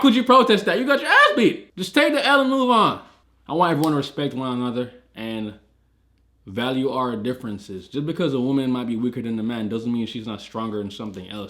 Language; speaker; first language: English; native; English